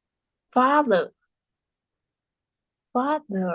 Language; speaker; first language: English; non-native, learner; Vietnamese